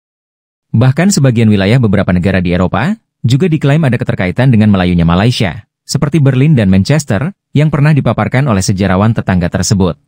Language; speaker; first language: Indonesian; native; Indonesian